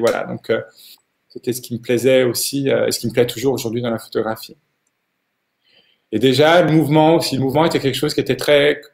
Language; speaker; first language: French; native; French